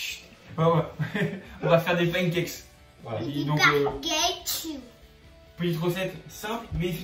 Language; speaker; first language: French; native; French